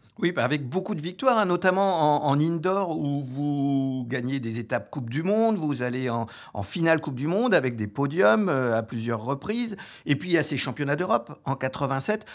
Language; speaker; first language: French; native; French